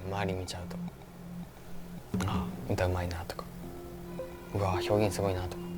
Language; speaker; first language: Japanese; native; Japanese